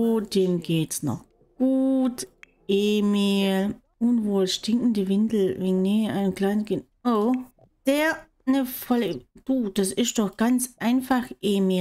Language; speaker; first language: German; native; German